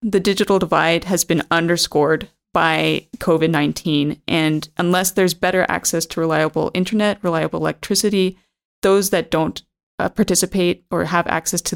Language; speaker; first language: English; native; English